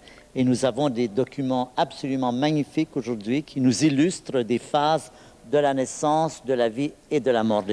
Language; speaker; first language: French; native; French